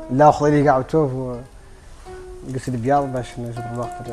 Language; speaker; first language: Arabic; native; Arabic